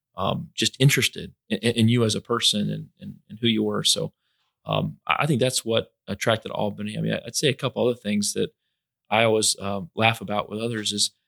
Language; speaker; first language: English; native; English